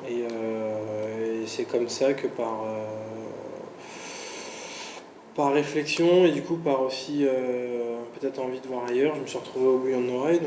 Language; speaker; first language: French; native; French